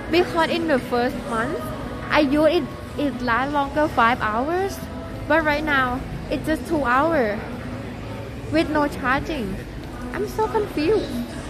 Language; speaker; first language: English; non-native, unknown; Thai